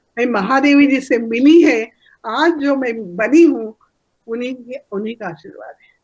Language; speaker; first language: Hindi; non-native, local second language; Telugu